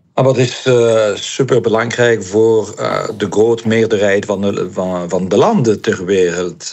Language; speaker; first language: Dutch; non-native, local second language; French